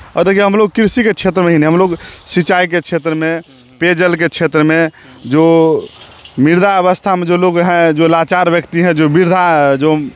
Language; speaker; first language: Hindi; native; Hindi